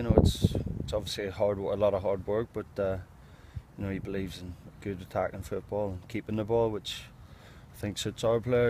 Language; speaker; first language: English; native; English